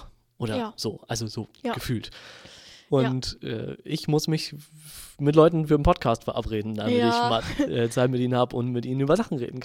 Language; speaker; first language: German; native; German